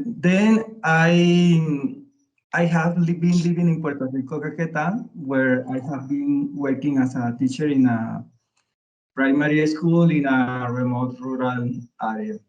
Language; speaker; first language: English; non-native, learner; Spanish